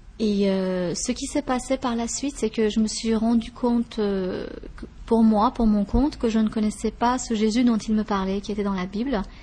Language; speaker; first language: French; early bilingual, other home language; Persian